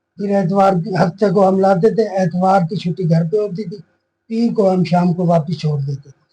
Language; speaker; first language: Urdu; non-native, local second language; Punjabi